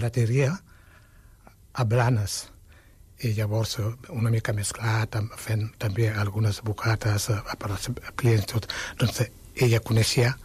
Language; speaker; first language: Catalan; non-native, fluent; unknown